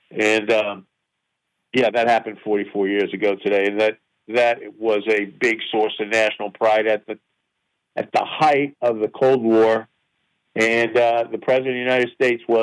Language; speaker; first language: English; native; English